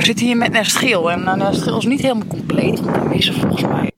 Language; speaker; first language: Dutch; native; Dutch